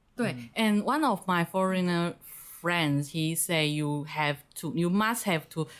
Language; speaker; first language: English; non-native, learner; Chinese